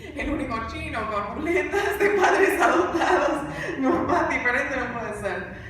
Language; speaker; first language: Spanish; non-native, fluent; English